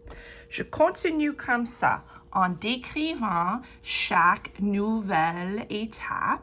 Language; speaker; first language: French; non-native, fluent; English